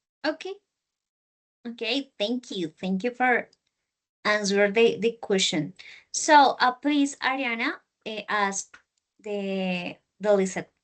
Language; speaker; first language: English; non-native, learner; Spanish